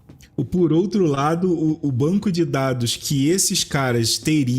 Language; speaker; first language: Portuguese; native; Portuguese